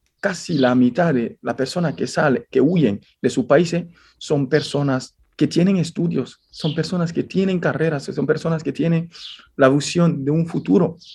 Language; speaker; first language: Spanish; non-native, fluent; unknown